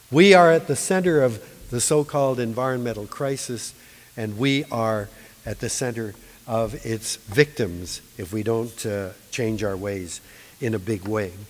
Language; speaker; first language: English; native; English